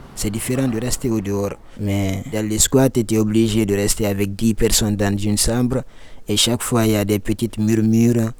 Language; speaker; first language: French; non-native, local second language; Fula